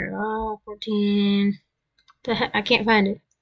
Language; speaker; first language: English; native; English